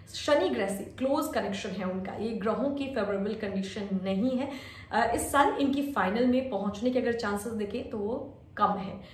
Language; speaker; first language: Hindi; native; Hindi